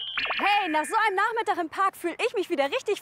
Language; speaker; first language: German; native; German